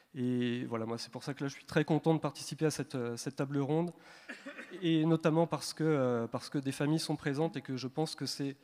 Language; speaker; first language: French; native; French